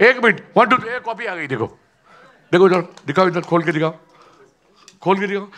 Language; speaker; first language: Hindi; non-native, local second language; Marathi